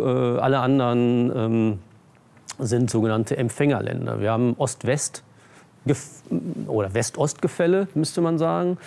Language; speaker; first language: German; native; German